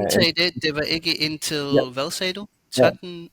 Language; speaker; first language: Danish; native; Danish